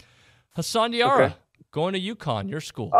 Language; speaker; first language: English; native; English